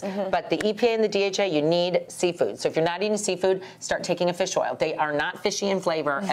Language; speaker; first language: English; native; English